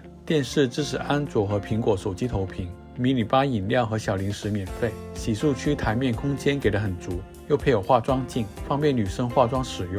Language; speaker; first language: Chinese; native; Chinese